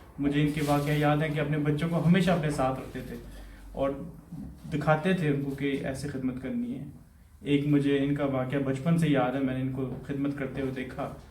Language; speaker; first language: Urdu; native; Urdu